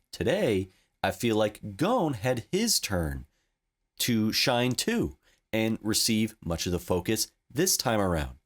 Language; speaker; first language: English; native; English